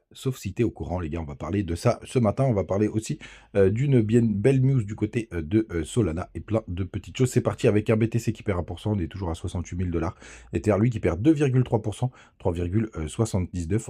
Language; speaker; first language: French; native; French